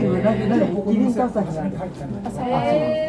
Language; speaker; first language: Japanese; native; Japanese